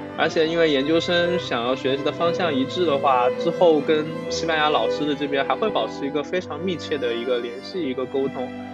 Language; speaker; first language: Chinese; native; Chinese